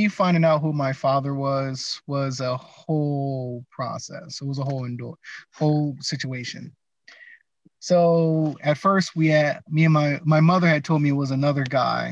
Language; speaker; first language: English; native; English